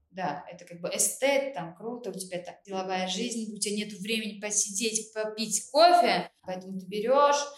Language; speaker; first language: Russian; non-native, local second language; Uzbek